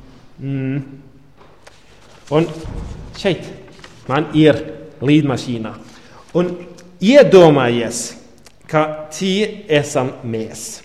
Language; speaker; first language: Latvian; non-native, learner; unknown